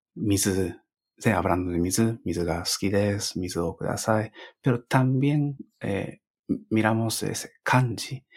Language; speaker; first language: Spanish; non-native, fluent; Japanese